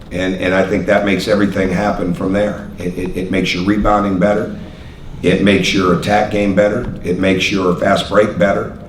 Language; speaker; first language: English; native; English